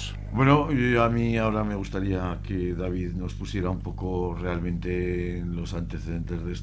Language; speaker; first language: Spanish; native; Spanish